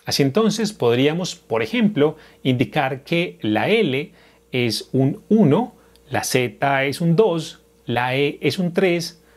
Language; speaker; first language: Spanish; native; Spanish